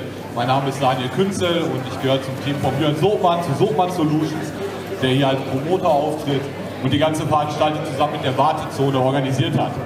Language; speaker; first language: German; native; German